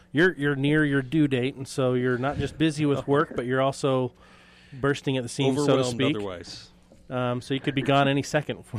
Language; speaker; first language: English; native; English